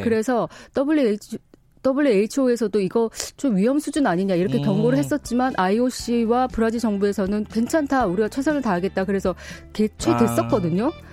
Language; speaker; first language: Korean; native; Korean